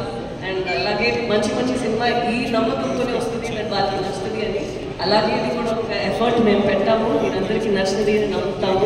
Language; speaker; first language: Telugu; non-native, local second language; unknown